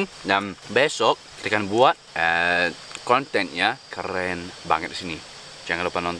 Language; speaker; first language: Indonesian; non-native, learner; English